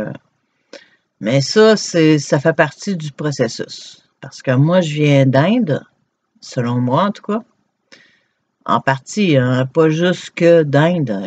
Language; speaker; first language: French; native; French